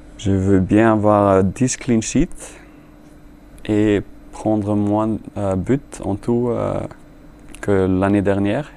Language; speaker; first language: French; non-native, learner; Icelandic